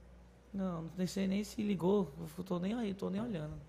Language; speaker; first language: Portuguese; native; Portuguese